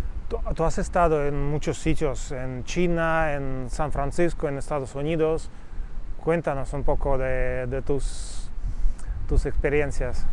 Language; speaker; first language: Spanish; non-native, fluent; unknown